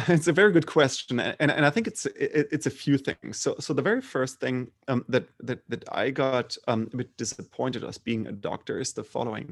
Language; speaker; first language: English; non-native, fluent; German